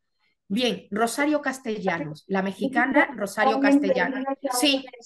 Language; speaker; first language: Spanish; native; Spanish